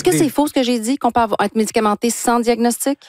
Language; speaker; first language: French; native; French